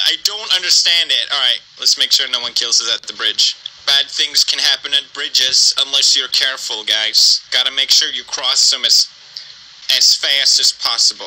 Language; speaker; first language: English; native; English